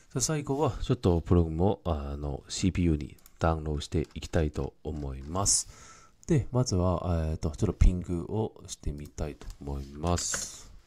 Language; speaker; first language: Japanese; non-native, fluent; Cantonese